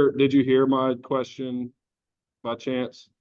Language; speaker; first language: English; native; English